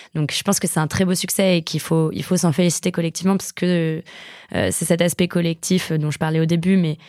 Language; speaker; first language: French; native; French